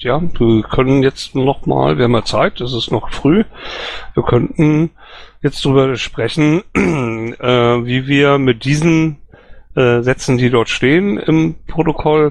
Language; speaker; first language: German; native; German